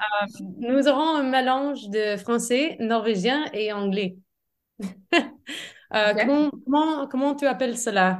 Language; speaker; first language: French; non-native, fluent; English